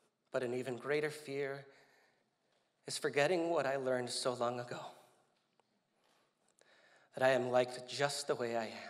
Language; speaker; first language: English; early bilingual, other home language; Spanish